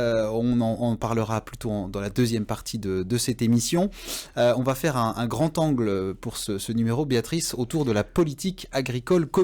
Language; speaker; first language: French; native; French